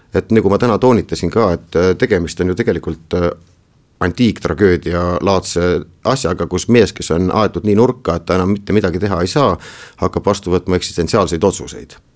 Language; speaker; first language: Estonian; native; Estonian